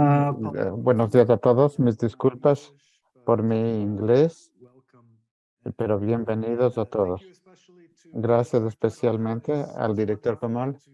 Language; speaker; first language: Spanish; non-native, fluent; English